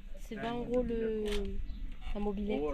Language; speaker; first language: French; native; French